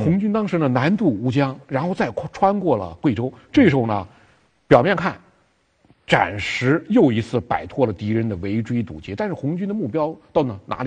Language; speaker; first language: Chinese; native; Chinese